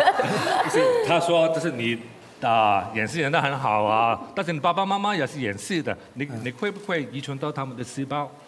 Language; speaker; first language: Chinese; non-native, local second language; Cantonese